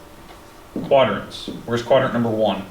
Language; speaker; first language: English; native; English